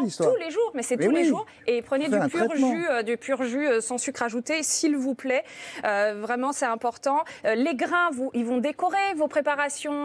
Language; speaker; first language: French; native; French